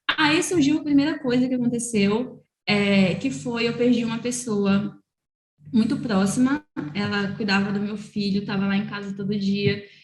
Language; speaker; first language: Portuguese; native; Portuguese